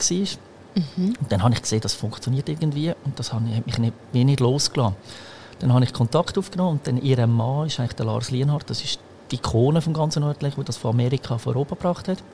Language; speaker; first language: German; early bilingual, other home language; Croatian